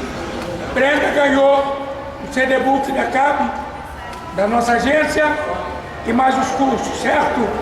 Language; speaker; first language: Portuguese; native; Portuguese